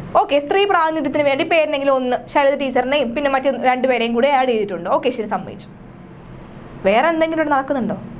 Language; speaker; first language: Malayalam; native; Malayalam